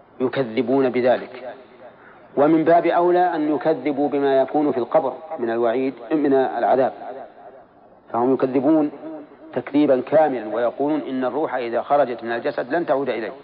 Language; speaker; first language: Arabic; native; Arabic